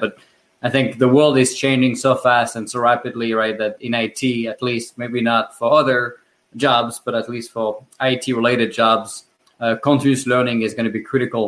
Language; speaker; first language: English; non-native, fluent; French